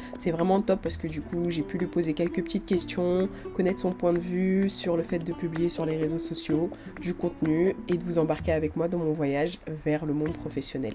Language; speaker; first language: French; early bilingual, other home language; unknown